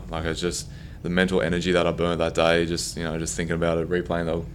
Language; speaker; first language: English; native; English